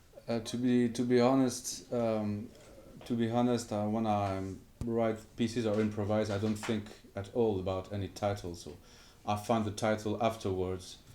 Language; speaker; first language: English; non-native, fluent; French